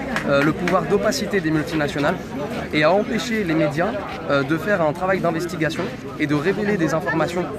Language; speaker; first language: French; native; French